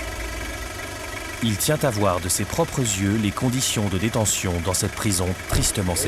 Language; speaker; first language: French; native; French